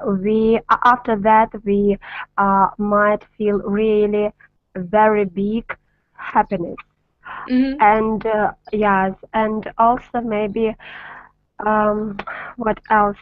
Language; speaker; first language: English; non-native, learner; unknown